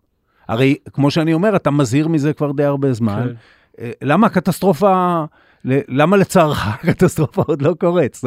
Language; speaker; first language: Hebrew; native; Hebrew